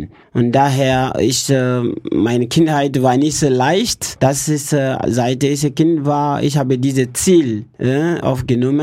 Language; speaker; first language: German; non-native, learner; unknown